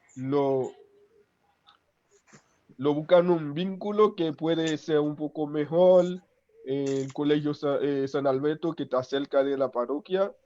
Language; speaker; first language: Spanish; non-native, local second language; Haitian Creole